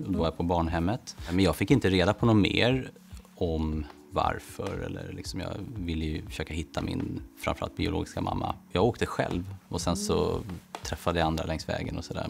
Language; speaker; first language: Swedish; native; Swedish